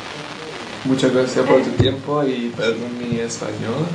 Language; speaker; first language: Spanish; non-native, learner; English